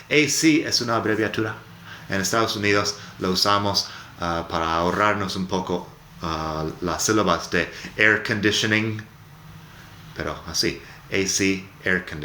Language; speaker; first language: Spanish; non-native, fluent; English